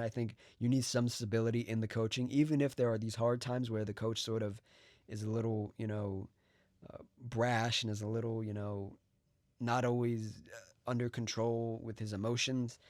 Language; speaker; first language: English; native; English